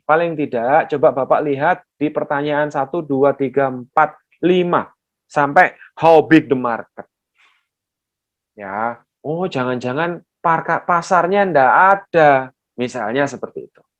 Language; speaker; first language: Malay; non-native, local second language; Javanese